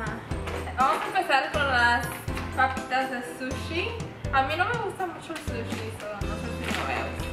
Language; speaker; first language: Spanish; early bilingual, other home language; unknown